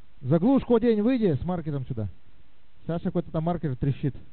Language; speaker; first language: Russian; native; Russian